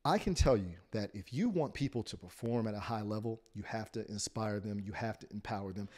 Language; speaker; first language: English; native; English